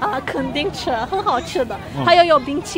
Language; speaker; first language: Chinese; non-native, learner; Turkish